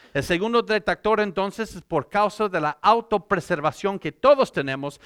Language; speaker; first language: Spanish; non-native, fluent; English